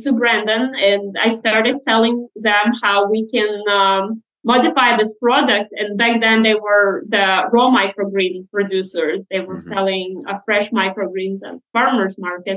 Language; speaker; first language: English; non-native, fluent; Russian